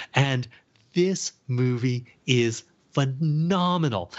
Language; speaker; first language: English; native; English